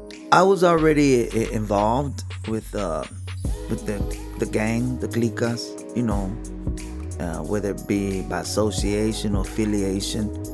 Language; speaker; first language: English; early bilingual, other home language; Spanish